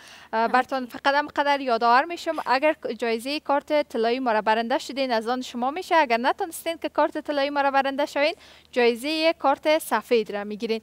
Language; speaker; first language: Persian; native; Persian